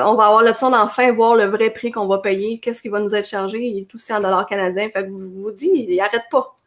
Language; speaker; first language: French; native; French